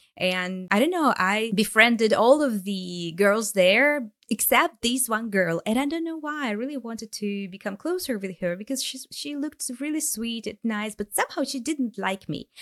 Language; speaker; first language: English; non-native, fluent; Ukrainian